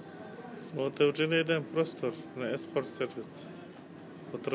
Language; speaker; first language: Czech; non-native, learner; Turkish